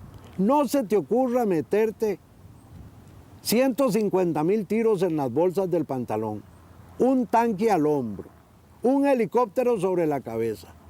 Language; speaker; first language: Spanish; native; Spanish